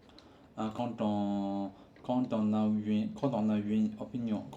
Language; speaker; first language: French; non-native, learner; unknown